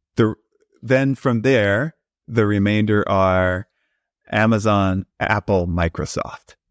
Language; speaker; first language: English; native; English